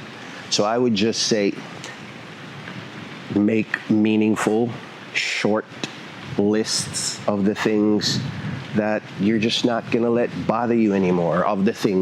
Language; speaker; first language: English; native; English